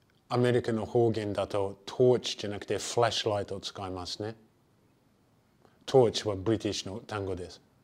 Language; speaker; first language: Japanese; non-native, fluent; English